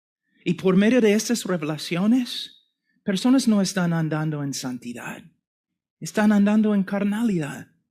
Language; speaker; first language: Spanish; non-native, fluent; English